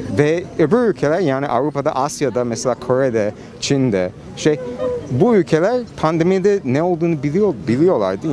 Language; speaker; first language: Turkish; non-native, fluent; English